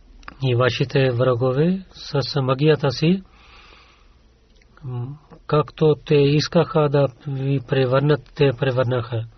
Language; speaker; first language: Bulgarian; non-native, learner; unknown